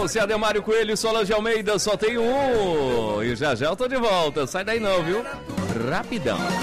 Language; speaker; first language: Portuguese; native; Portuguese